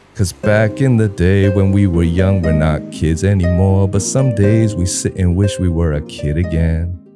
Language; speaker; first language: English; native; English